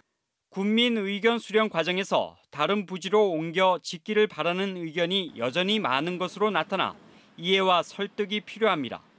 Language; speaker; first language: Korean; native; Korean